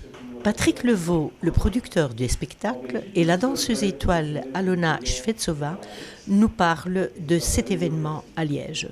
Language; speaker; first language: French; native; French